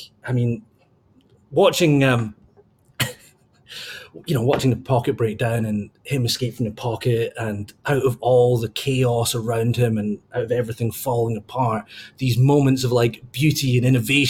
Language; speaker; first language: English; native; English